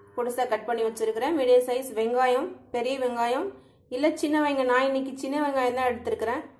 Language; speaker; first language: Tamil; non-native, local second language; Telugu